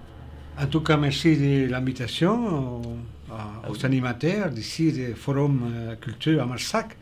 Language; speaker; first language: French; non-native, fluent; Spanish